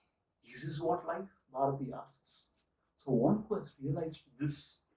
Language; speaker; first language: English; non-native, local second language; Tamil